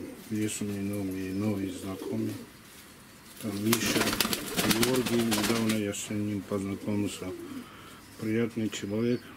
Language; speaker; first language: Russian; non-native, local second language; Georgian